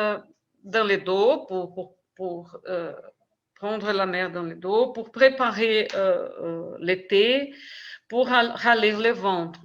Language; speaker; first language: French; non-native, fluent; Portuguese